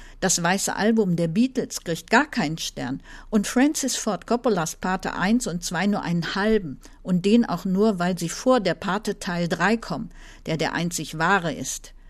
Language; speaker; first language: German; native; German